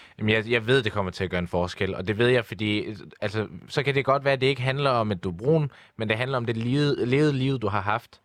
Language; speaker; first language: Danish; early bilingual, other home language; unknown